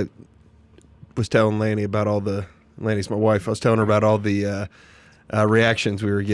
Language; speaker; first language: English; native; English